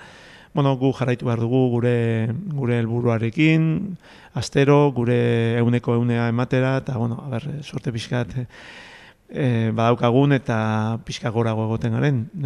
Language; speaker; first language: Basque; native; Basque